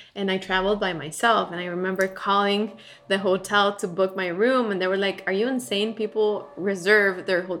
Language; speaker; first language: English; non-native, fluent; Spanish